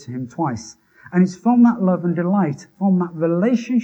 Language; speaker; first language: English; native; English